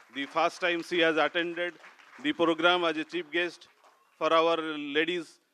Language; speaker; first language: English; non-native, local second language; Odia